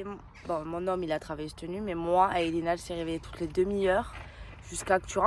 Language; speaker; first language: French; native; French